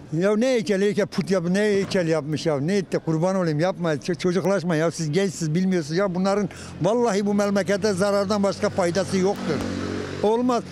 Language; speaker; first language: Turkish; non-native, local second language; Kurdish